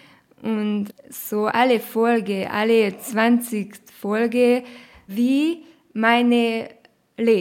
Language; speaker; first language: German; non-native, learner; Romanian